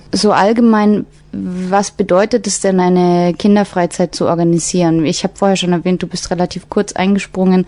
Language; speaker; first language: German; native; German